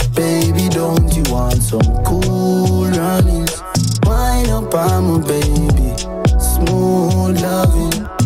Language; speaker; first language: English; native; English